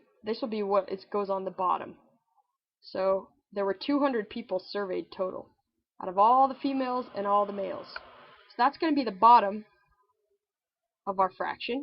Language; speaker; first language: English; native; English